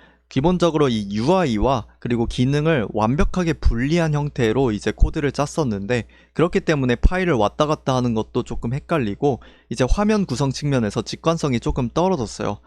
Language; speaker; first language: Korean; native; Korean